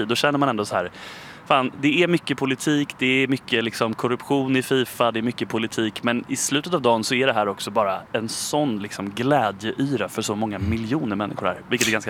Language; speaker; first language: Swedish; native; Swedish